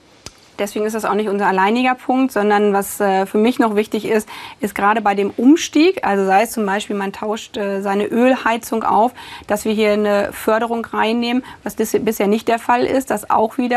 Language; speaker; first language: German; native; German